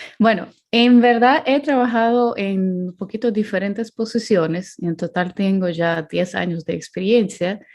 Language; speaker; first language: Spanish; non-native, fluent; Ukrainian